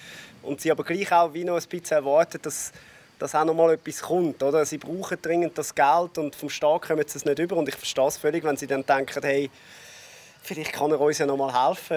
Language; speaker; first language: German; native; German